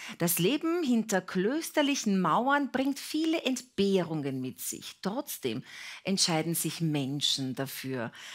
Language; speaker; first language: German; native; German